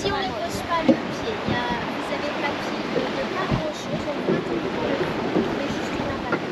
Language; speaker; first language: French; non-native, local second language; Morisyen